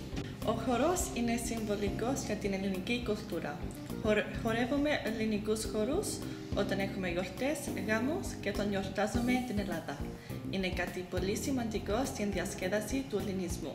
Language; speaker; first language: Greek; early bilingual, heritage; Greek